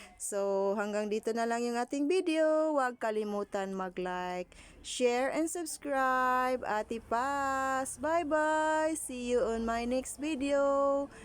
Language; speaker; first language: Filipino; non-native, local second language; Cebuano